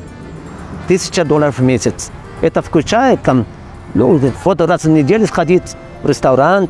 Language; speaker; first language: Russian; non-native, fluent; Spanish